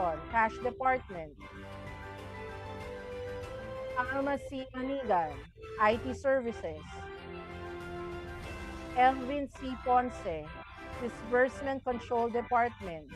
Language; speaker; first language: English; non-native, local second language; Filipino